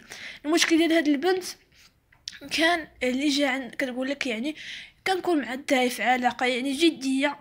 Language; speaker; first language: Arabic; native; Arabic